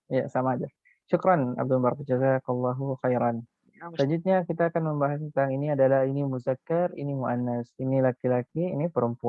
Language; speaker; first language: Indonesian; non-native, local second language; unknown